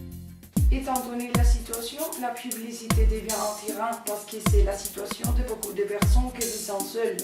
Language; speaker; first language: French; non-native, learner; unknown